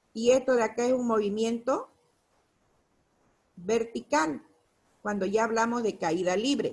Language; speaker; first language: Spanish; native; Spanish